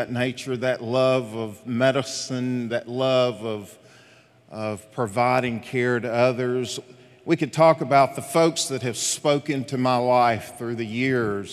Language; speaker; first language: English; native; English